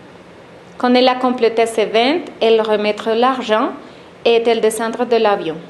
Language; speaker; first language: French; non-native, learner; Spanish